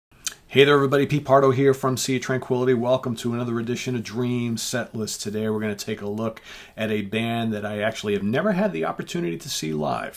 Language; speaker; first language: English; native; English